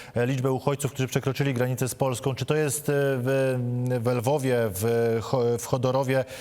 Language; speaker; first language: Polish; native; Polish